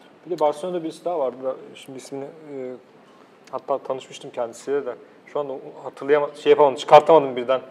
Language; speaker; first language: Turkish; native; Turkish